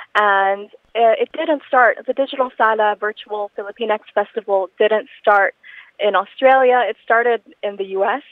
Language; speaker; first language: English; non-native, local second language; Filipino